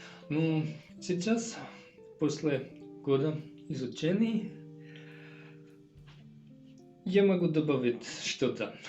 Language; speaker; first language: Russian; non-native, learner; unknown